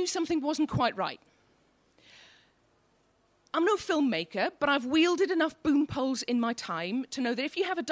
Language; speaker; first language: English; native; English